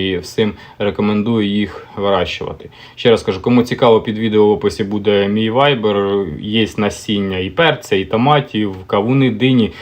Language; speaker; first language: Ukrainian; native; Ukrainian